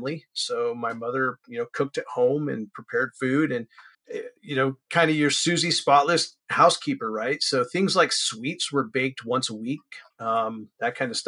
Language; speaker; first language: English; native; English